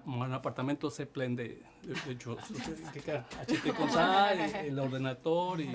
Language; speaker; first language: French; non-native, learner; Spanish